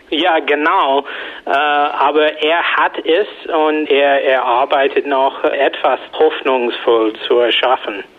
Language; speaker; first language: German; non-native, learner; English